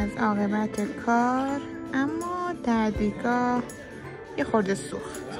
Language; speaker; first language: Persian; native; Persian